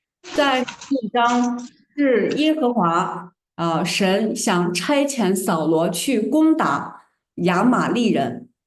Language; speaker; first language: Chinese; native; Chinese